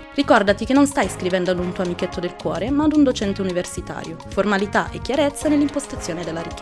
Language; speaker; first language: Italian; native; Italian